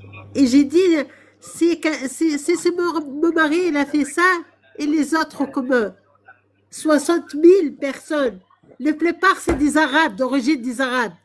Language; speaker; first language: French; non-native, local second language; Arabic